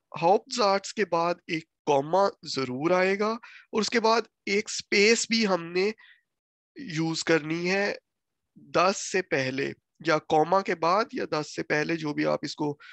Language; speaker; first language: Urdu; non-native, local second language; Punjabi